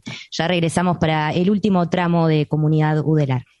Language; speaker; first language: Spanish; native; Spanish